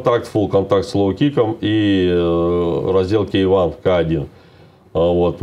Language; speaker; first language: Russian; native; Russian